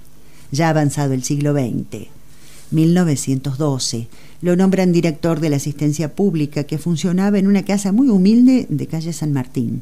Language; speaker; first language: Spanish; native; Spanish